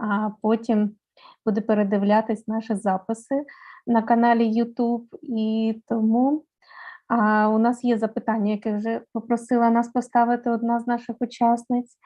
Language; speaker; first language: Ukrainian; native; Ukrainian